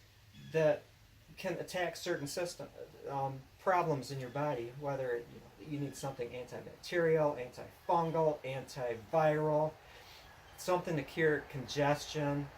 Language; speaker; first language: English; native; English